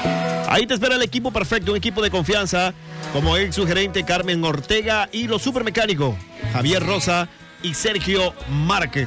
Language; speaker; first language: Spanish; native; Spanish